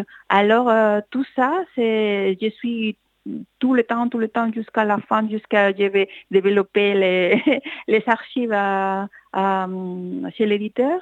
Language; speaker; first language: French; non-native, fluent; Spanish